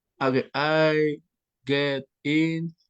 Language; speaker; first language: English; non-native, learner; Spanish